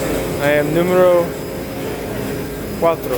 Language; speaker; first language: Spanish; non-native, learner; English